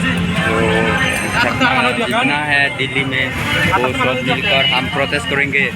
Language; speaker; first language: Hindi; non-native, local second language; Chakma